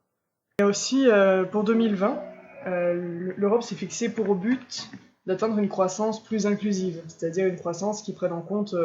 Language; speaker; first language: French; native; French